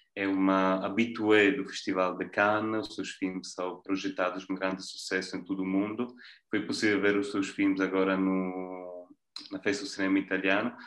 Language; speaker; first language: Portuguese; non-native, fluent; Italian